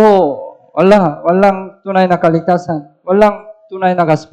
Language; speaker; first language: Filipino; non-native, learner; Korean